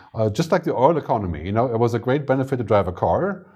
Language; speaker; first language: English; non-native, fluent; German